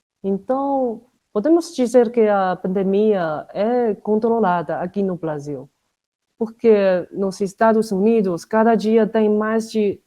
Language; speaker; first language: Portuguese; non-native, fluent; Chinese